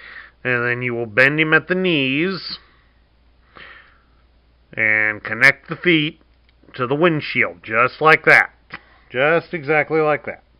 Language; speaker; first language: English; native; English